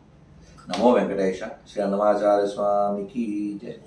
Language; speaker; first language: Telugu; native; Telugu